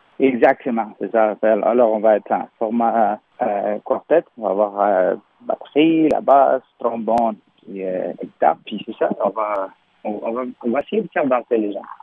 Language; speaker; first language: French; non-native, fluent; Spanish